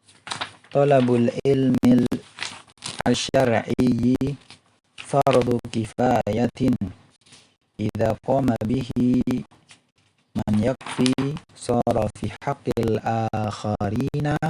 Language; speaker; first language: Arabic; non-native, fluent; Indonesian